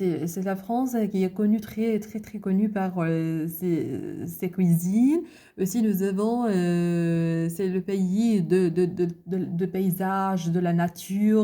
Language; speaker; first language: French; non-native, learner; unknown